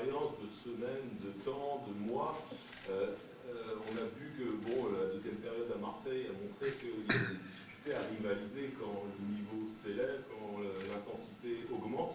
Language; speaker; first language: French; native; French